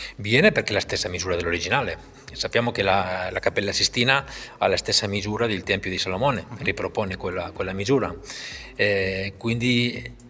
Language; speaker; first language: Italian; non-native, fluent; Spanish